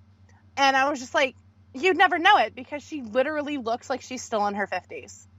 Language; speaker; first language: English; native; English